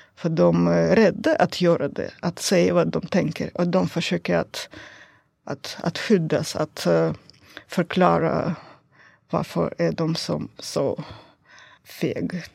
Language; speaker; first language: Swedish; non-native, learner; Russian